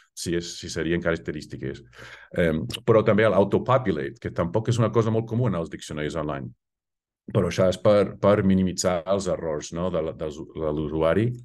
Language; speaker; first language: Catalan; non-native, fluent; English